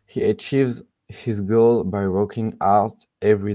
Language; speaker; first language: English; non-native, learner; French